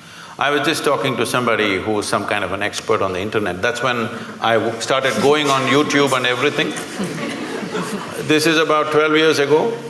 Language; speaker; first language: English; non-native, local second language; Kannada